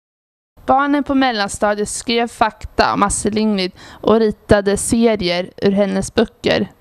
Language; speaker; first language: Swedish; native; Swedish